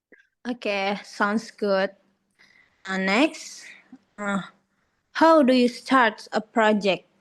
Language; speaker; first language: English; non-native, learner; Indonesian